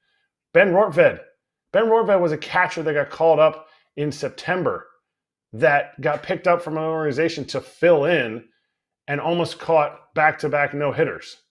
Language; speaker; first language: English; native; English